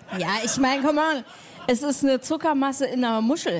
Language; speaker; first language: German; native; German